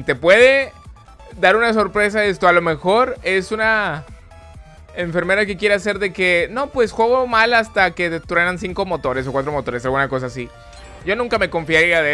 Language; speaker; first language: Spanish; native; Spanish